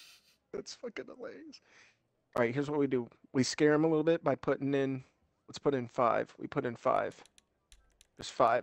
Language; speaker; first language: English; native; English